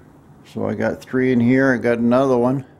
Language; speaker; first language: English; native; English